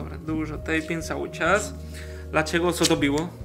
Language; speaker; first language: Polish; non-native, learner; Spanish